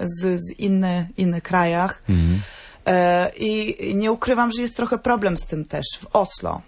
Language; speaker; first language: Polish; non-native, fluent; Norwegian